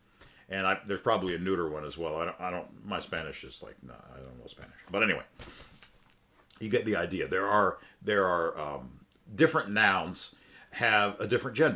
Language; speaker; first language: English; native; English